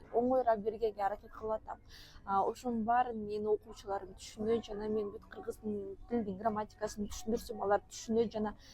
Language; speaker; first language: Kyrgyz; early bilingual, other home language; Russian